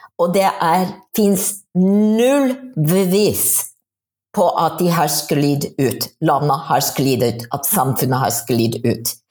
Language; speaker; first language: Norwegian; non-native, fluent; English